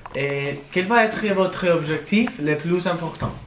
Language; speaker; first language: French; non-native, learner; Spanish